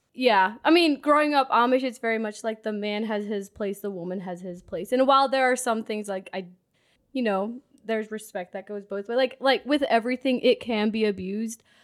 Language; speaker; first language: English; non-native, local second language; Pennsylvania German